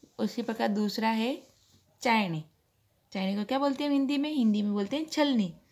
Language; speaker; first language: Hindi; non-native, local second language; Gujarati